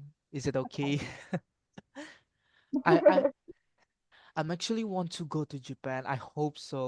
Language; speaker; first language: English; non-native, learner; Indonesian